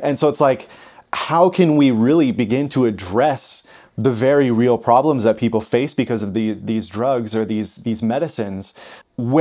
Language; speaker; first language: English; native; English